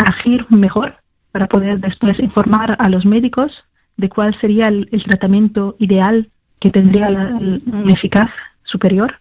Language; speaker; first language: Spanish; non-native, fluent; French